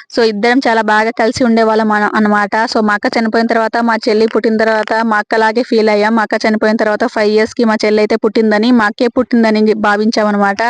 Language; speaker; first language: Telugu; native; Telugu